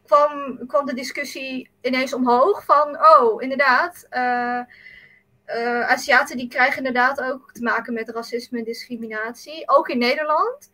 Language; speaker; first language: Dutch; early bilingual, other home language; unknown